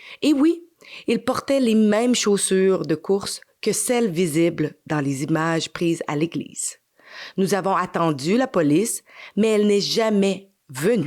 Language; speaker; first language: French; native; French